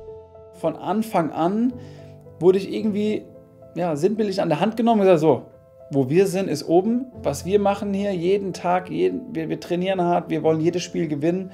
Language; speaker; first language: German; native; German